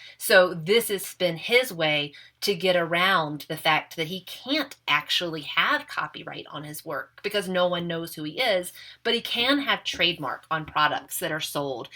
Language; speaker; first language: English; native; English